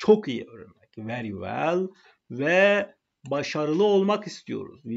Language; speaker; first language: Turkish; non-native, fluent; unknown